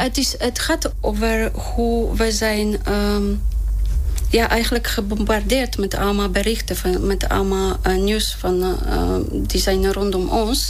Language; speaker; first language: Dutch; non-native, fluent; Polish